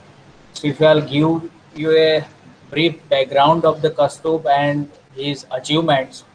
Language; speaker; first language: English; non-native, local second language; Gujarati